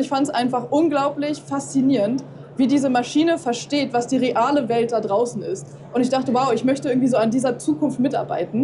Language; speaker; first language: German; native; German